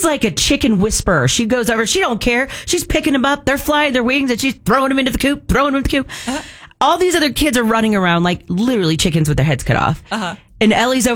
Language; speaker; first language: English; native; English